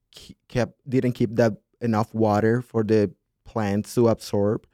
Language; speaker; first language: English; non-native, fluent; Spanish